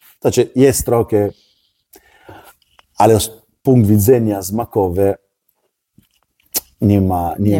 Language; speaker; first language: Polish; non-native, learner; Italian